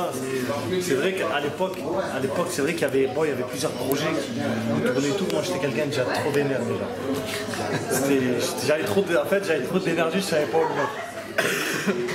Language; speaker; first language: French; native; French